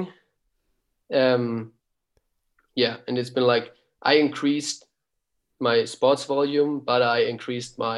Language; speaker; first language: English; non-native, fluent; German